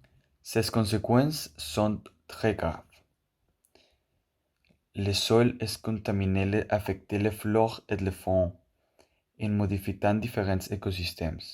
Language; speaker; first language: French; non-native, learner; Spanish